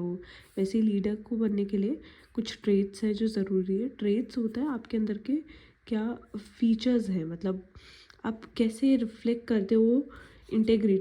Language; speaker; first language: Hindi; native; Hindi